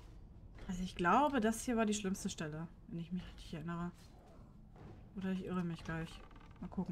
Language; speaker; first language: German; native; German